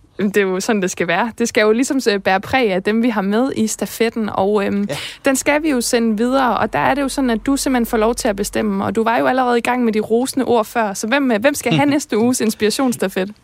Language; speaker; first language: Danish; native; Danish